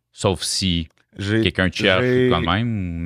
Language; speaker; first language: French; native; French